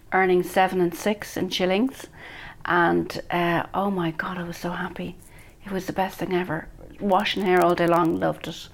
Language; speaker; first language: English; native; English